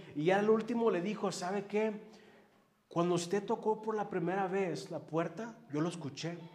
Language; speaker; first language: Spanish; early bilingual, heritage; Spanish